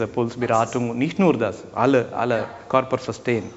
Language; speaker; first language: German; non-native, learner; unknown